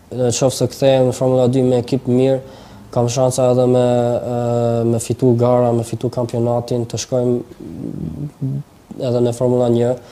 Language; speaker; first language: Albanian; early bilingual, heritage; Albanian